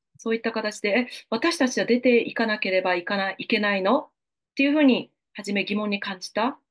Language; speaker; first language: Japanese; native; Japanese